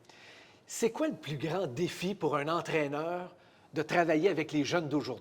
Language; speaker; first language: French; native; French